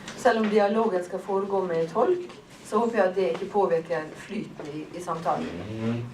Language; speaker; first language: Norwegian; native; Norwegian